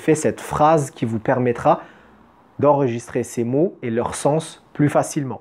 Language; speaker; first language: French; native; French